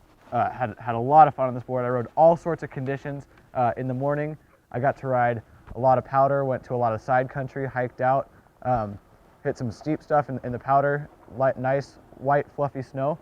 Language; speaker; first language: English; native; English